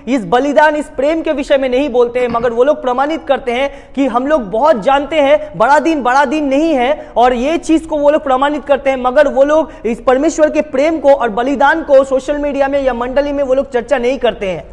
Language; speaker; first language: Hindi; non-native, local second language; Bangla